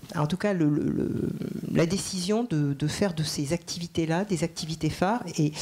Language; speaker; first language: French; native; French